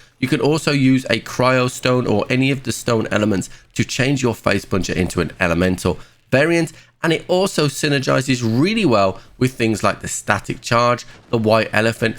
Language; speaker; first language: English; native; English